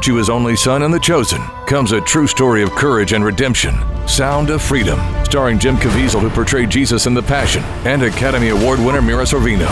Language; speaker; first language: English; native; English